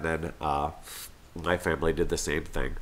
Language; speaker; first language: English; native; English